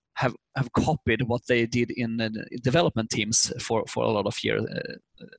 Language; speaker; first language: English; non-native, fluent; Swedish